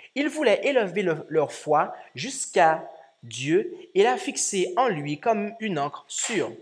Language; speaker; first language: French; native; French